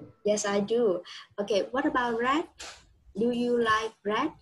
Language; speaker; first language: English; non-native, fluent; Vietnamese